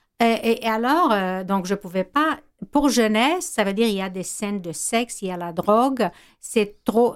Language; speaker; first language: French; non-native, fluent; Romanian